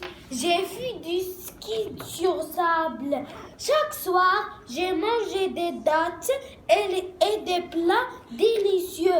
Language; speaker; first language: French; non-native, learner; Arabic